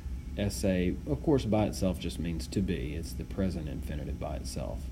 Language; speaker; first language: English; native; English